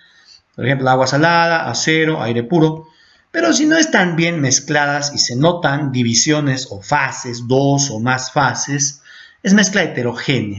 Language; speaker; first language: Spanish; native; Spanish